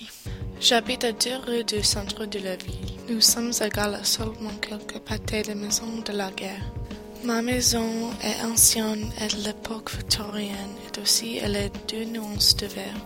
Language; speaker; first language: French; non-native, learner; English